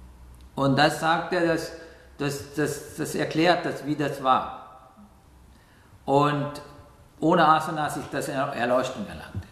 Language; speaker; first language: German; non-native, fluent; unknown